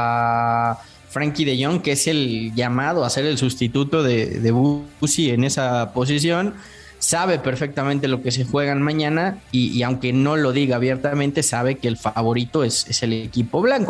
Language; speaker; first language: Spanish; native; Spanish